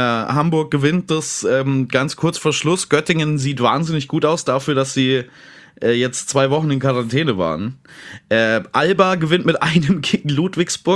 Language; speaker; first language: German; native; German